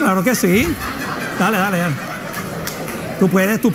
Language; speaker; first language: Spanish; native; Spanish